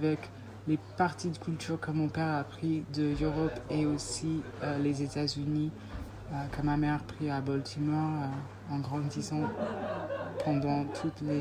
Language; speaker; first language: French; non-native, fluent; English